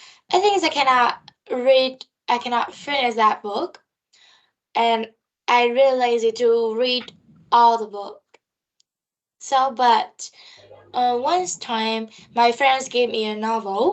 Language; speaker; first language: English; non-native, learner; Vietnamese